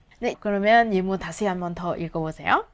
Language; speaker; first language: Korean; non-native, learner; Vietnamese